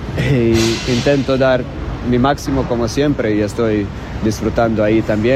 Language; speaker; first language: Spanish; non-native, fluent; Croatian